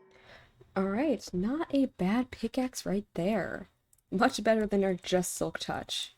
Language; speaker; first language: English; native; English